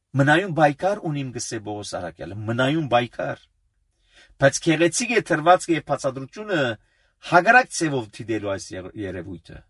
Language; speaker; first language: Armenian; early bilingual, heritage; Armenian